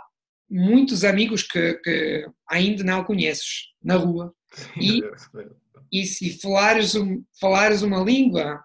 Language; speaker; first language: Portuguese; non-native, fluent; Italian